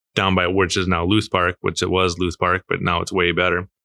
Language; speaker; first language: English; native; English